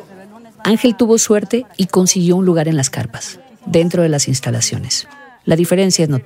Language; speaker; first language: Spanish; native; Spanish